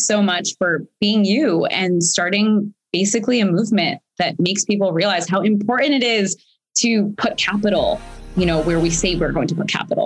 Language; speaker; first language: English; early bilingual, other home language; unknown